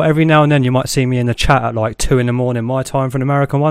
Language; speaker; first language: English; native; English